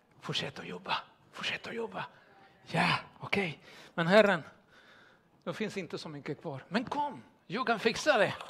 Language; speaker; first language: Swedish; non-native, fluent; Spanish